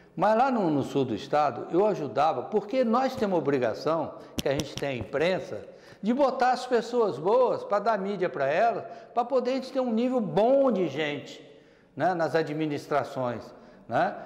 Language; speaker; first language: Portuguese; native; Portuguese